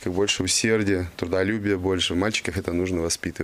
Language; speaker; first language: Russian; native; Russian